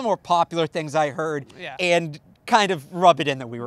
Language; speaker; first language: English; native; English